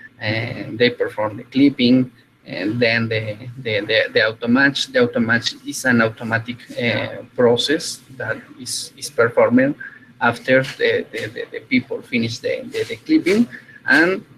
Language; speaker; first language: English; non-native, fluent; Spanish